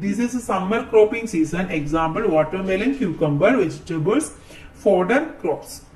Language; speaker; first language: English; non-native, local second language; Malayalam